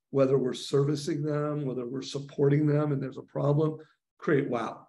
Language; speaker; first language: English; native; English